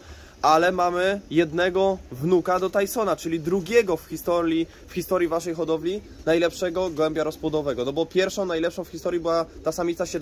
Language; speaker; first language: Polish; native; Polish